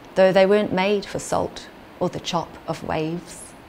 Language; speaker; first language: English; native; English